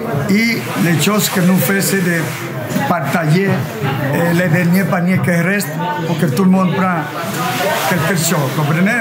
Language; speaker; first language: French; non-native, fluent; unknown